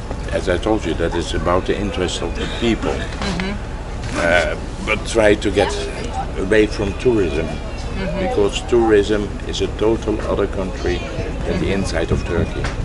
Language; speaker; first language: English; non-native, fluent; Dutch